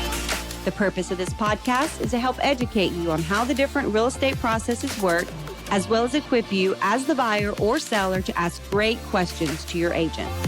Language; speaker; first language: English; native; English